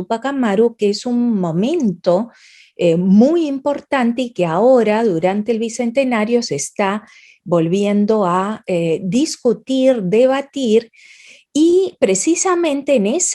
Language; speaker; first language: Spanish; native; Spanish